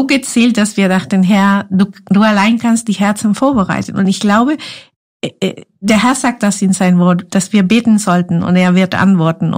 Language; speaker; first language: German; non-native, fluent; Spanish